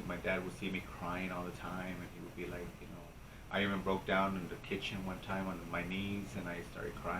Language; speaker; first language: English; native; English